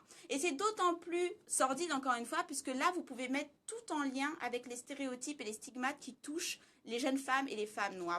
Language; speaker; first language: French; native; French